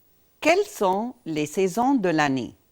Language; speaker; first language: French; non-native, fluent; Arabic